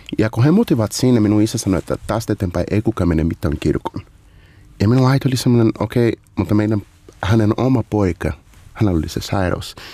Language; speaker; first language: Finnish; non-native, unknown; Portuguese